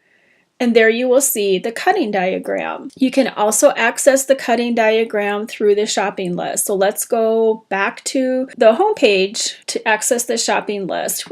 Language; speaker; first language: English; native; English